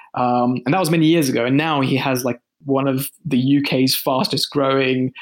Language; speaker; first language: English; early bilingual, other home language; Hindi